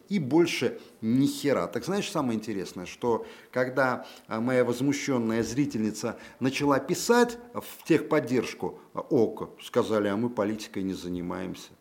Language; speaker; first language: Russian; native; Russian